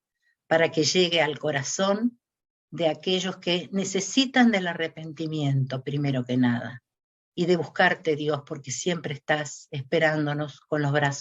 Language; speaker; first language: Spanish; native; Spanish